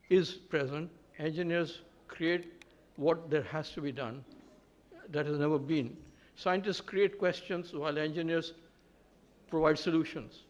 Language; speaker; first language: English; native; English